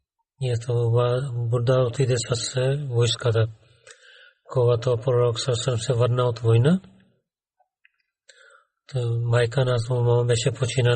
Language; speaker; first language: Bulgarian; non-native, learner; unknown